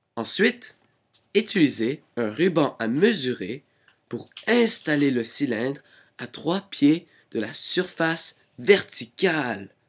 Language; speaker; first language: French; native; French